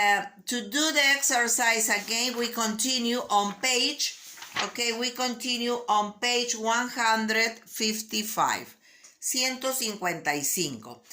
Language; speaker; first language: English; non-native, learner; Spanish